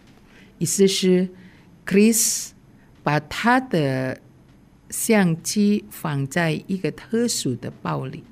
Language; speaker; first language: Chinese; non-native, fluent; Indonesian